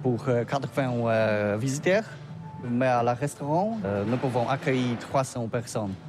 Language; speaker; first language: French; non-native, learner; Polish